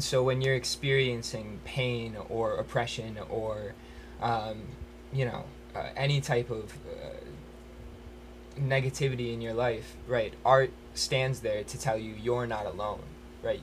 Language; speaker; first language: English; native; English